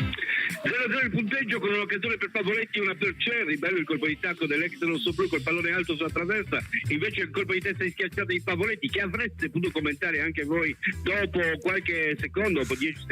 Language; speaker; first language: Italian; native; Italian